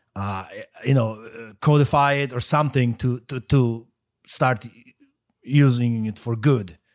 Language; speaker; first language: English; non-native, fluent; Polish